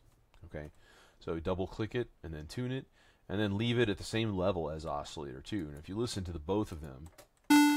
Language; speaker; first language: English; native; English